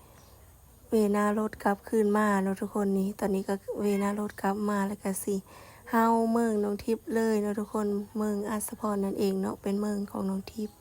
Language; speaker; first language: Thai; non-native, local second language; Northeastern Thai